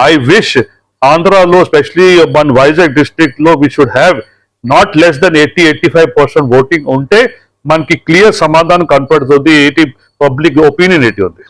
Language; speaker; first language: Telugu; non-native, local second language; Punjabi